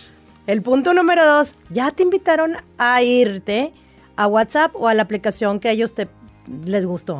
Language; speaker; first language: Spanish; native; Spanish